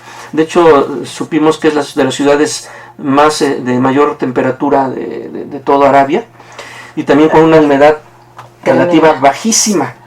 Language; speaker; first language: Spanish; native; Spanish